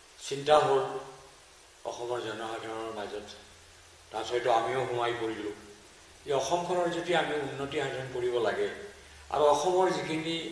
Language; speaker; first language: Assamese; native; Assamese